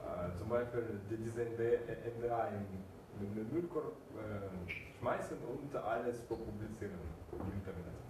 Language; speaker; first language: German; non-native, learner; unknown